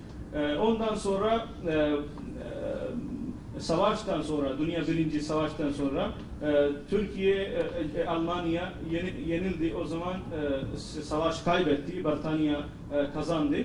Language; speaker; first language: Turkish; non-native, fluent; Urdu